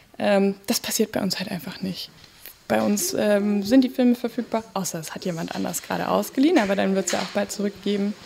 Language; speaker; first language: German; native; German